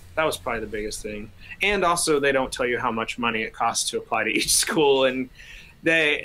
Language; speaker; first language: English; native; English